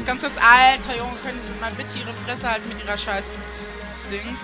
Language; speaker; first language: German; native; German